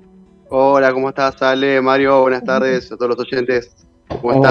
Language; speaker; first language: Spanish; native; Spanish